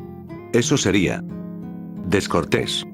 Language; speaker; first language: Spanish; native; Spanish